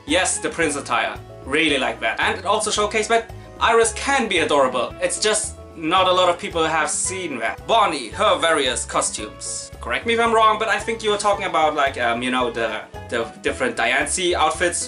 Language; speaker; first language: English; non-native, fluent; German